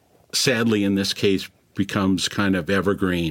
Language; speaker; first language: English; native; English